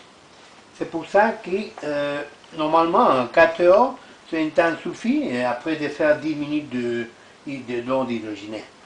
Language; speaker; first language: French; non-native, learner; Italian